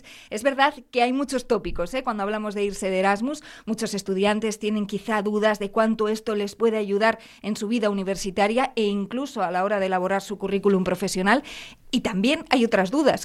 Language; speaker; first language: Spanish; native; Spanish